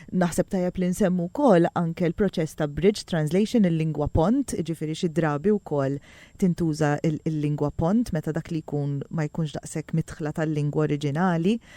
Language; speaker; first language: Maltese; native; Maltese